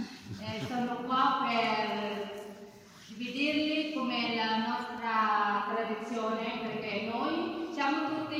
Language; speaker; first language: Italian; non-native, learner; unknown